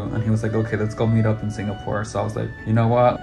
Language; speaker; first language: English; native; English